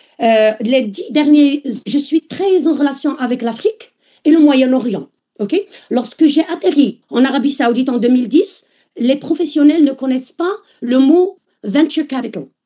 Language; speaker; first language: French; non-native, local second language; Arabic